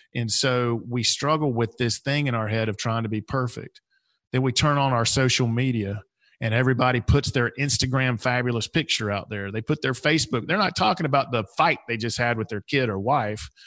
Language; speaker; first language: English; native; English